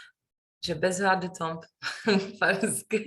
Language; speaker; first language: French; non-native, learner; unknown